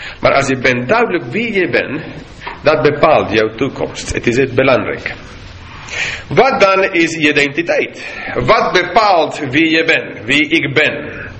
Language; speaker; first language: Dutch; non-native, fluent; English